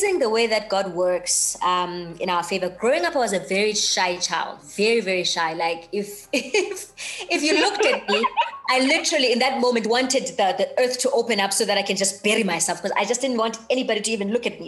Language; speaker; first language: English; non-native, local second language; Xhosa